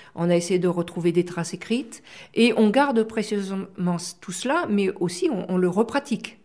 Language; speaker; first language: French; native; French